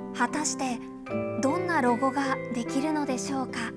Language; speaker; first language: Japanese; native; Japanese